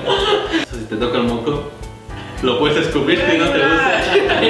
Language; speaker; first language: Spanish; native; Spanish